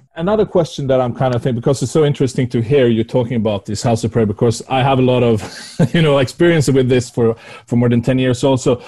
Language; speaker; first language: English; non-native, fluent; Norwegian